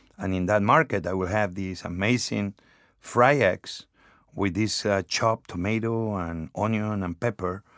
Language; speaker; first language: English; non-native, fluent; Spanish